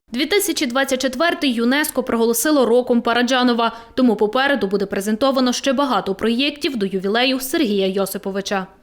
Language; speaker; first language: Ukrainian; native; Ukrainian